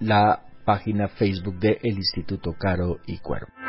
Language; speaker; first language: Spanish; native; Spanish